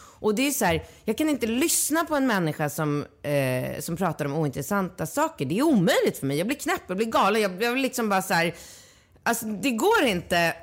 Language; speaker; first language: Swedish; native; Swedish